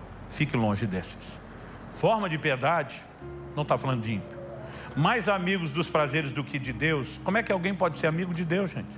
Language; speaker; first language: Portuguese; native; Portuguese